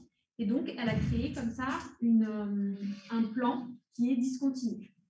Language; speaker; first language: French; native; French